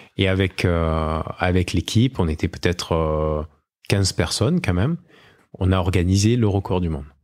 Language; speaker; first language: French; native; French